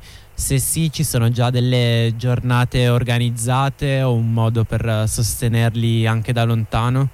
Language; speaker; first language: Italian; native; Italian